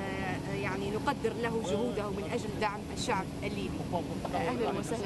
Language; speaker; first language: Arabic; native; Arabic